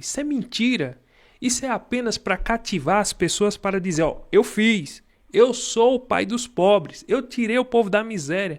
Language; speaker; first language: Portuguese; native; Portuguese